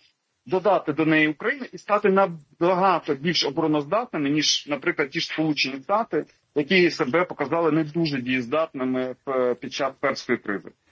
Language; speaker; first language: Ukrainian; native; Ukrainian